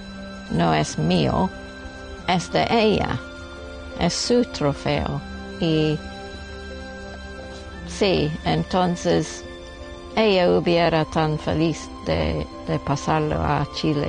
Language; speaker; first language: Spanish; non-native, learner; English